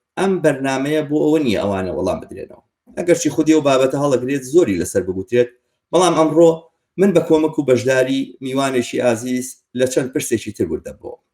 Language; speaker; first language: Central Kurdish; native; Central Kurdish